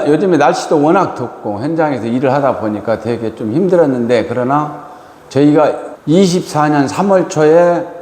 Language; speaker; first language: Korean; native; Korean